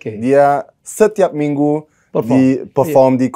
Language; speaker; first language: Indonesian; early bilingual, heritage; German